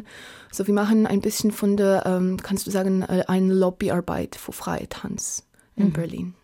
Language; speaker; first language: German; non-native, learner; Polish